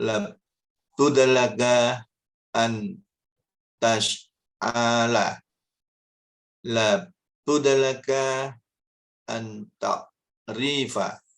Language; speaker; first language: Arabic; non-native, learner; Indonesian